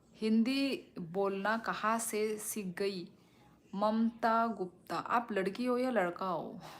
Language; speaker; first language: Hindi; non-native, local second language; Kok Borok